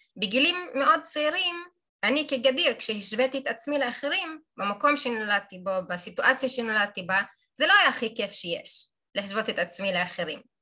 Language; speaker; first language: Hebrew; non-native, local second language; Arabic